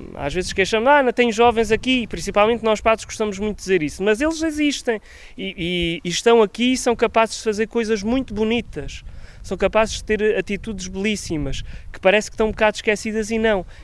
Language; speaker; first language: Portuguese; native; Portuguese